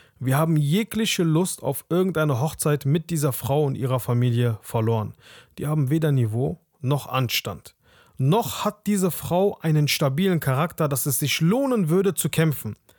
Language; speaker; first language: German; early bilingual, other home language; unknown